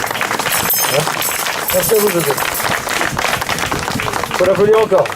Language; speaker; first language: French; native; French